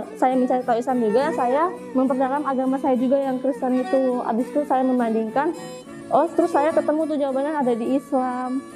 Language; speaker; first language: Indonesian; native; Indonesian